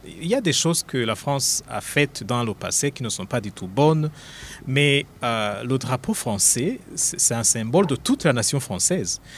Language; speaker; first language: French; non-native, local second language; Rundi